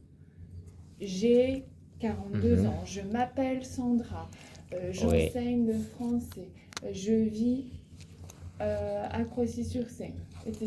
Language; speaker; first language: French; native; French